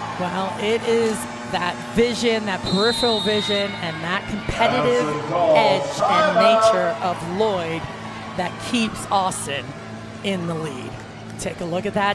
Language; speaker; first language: English; native; English